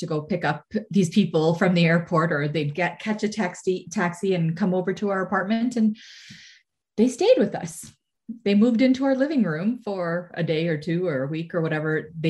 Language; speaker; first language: English; native; English